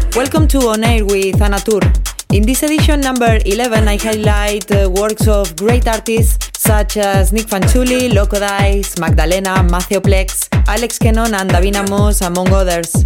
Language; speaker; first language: English; non-native, fluent; Spanish